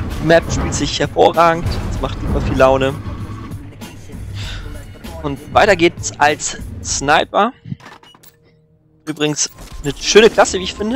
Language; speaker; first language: German; native; German